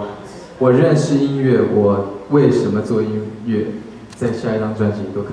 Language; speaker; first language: Chinese; native; Chinese